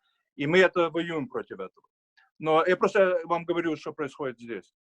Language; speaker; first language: Russian; early bilingual, heritage; Russian